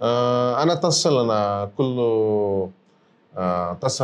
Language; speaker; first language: Arabic; non-native, learner; Kannada